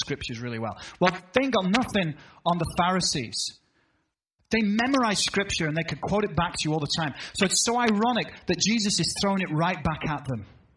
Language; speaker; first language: English; native; English